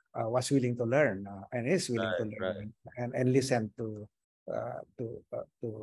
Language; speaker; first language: English; non-native, local second language; Iloko